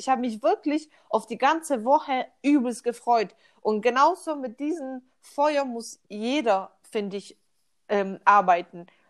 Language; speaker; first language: German; non-native, fluent; Polish